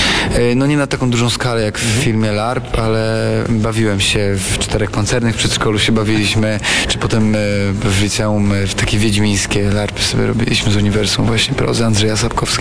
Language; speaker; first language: Polish; native; Polish